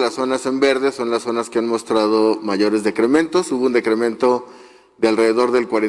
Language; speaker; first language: Spanish; native; Spanish